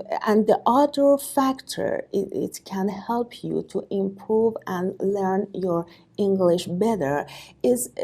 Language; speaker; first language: English; non-native, learner; Persian